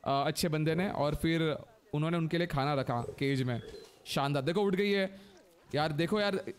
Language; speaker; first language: Hindi; non-native, local second language; Marathi